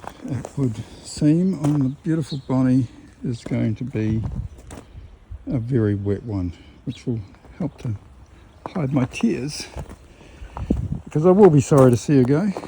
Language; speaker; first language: English; native; English